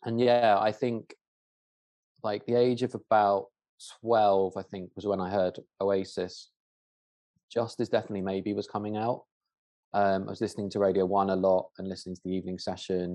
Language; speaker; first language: English; native; English